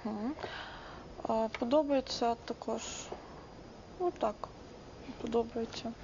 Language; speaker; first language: Ukrainian; native; Ukrainian